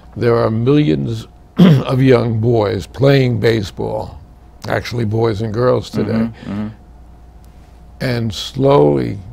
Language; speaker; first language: English; native; English